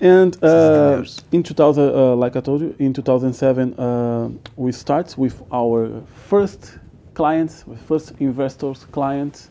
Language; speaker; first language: English; non-native, learner; Portuguese